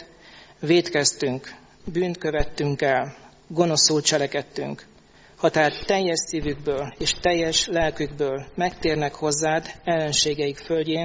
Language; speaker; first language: Hungarian; native; Hungarian